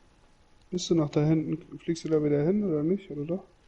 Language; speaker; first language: German; native; German